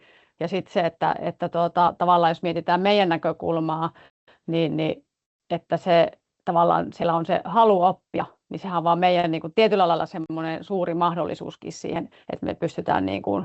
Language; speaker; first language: Finnish; native; Finnish